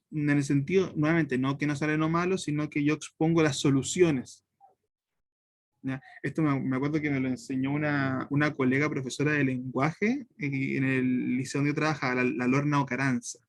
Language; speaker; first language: Spanish; native; Spanish